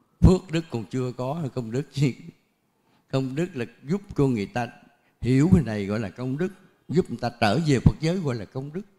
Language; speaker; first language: Vietnamese; native; Vietnamese